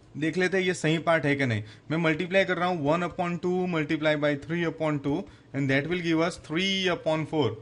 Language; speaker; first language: Hindi; non-native, local second language; Gujarati